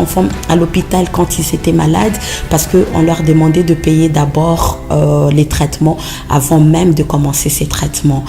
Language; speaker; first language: French; non-native, local second language; Swahili